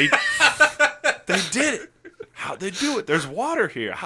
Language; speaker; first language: English; native; English